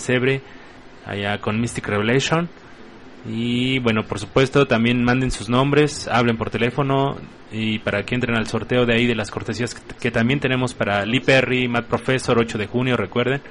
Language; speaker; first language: Spanish; native; Spanish